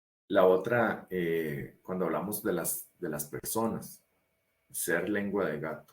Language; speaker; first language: Spanish; native; Spanish